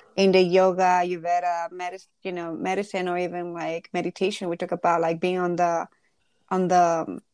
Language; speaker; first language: English; non-native, fluent; Spanish